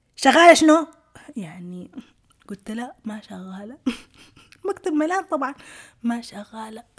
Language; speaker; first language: Arabic; early bilingual, heritage; Arabic